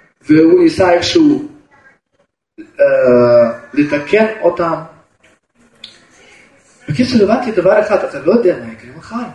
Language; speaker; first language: Hebrew; non-native, fluent; Russian